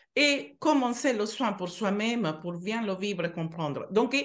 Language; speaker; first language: French; non-native, fluent; Spanish